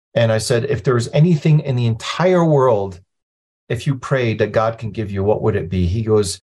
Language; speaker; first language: English; early bilingual, other home language; Arabic